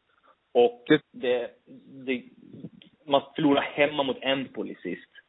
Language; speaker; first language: Swedish; native; Swedish